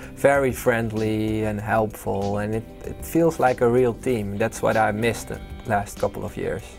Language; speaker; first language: English; non-native, fluent; Dutch